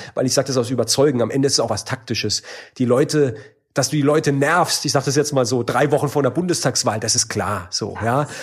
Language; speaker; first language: German; native; German